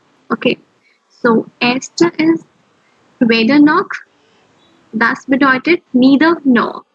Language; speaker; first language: German; non-native, fluent; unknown